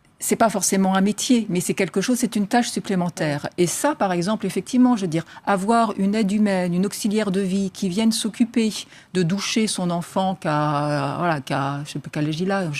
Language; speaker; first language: French; native; French